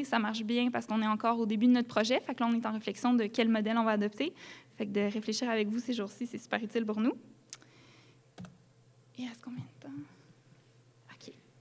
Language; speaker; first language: French; native; French